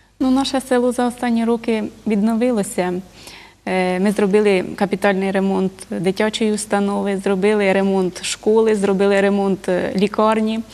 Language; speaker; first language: Ukrainian; native; Ukrainian